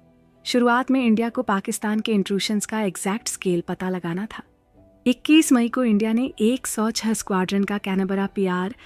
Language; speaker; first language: Hindi; native; Hindi